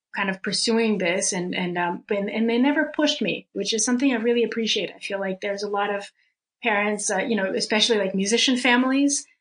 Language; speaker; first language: English; early bilingual, other home language; Russian